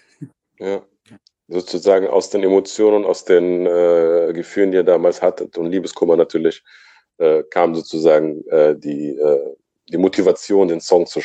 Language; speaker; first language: German; native; German